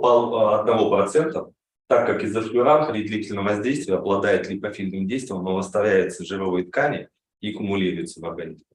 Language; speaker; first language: Russian; native; Russian